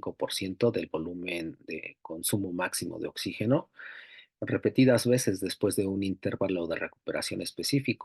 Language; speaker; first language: Spanish; native; Spanish